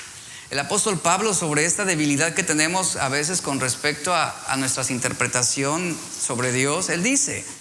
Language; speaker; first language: Spanish; native; Spanish